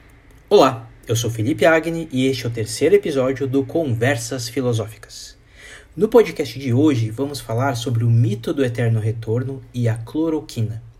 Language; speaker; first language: Portuguese; native; Portuguese